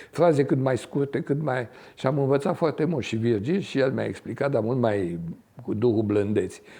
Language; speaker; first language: Romanian; native; Romanian